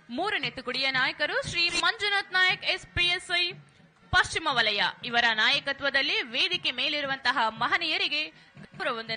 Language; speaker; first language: Kannada; native; Kannada